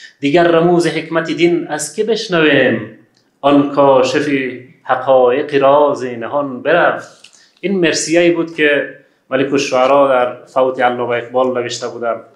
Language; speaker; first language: Persian; native; Persian